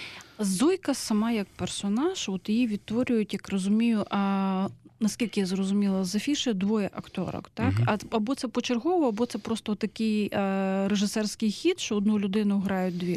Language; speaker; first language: Ukrainian; native; Ukrainian